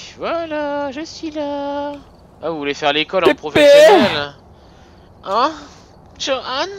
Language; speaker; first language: French; native; French